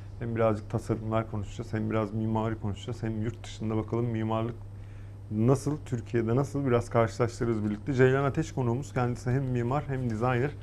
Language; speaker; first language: Turkish; native; Turkish